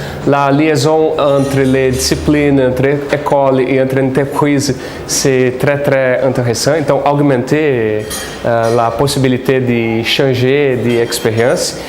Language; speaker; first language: French; non-native, fluent; Portuguese